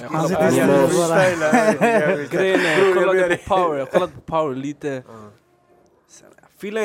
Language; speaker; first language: Swedish; early bilingual, other home language; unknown